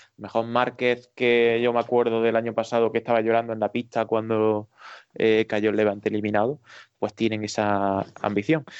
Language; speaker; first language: Spanish; native; Spanish